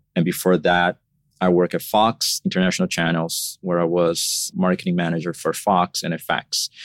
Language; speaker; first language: English; non-native, fluent; Portuguese